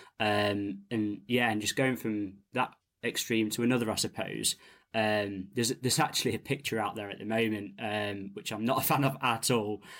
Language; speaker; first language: English; native; English